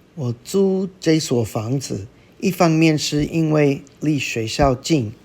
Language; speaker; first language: Chinese; non-native, learner; English